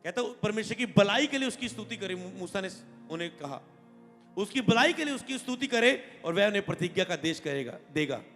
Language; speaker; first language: Hindi; non-native, local second language; Punjabi